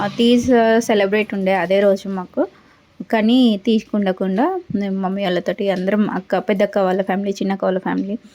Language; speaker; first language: Telugu; non-native, local second language; Lambadi